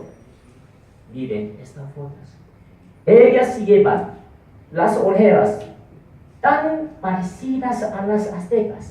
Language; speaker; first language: Spanish; non-native, fluent; Korean